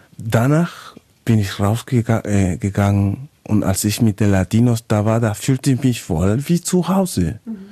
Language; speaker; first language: German; non-native, fluent; Spanish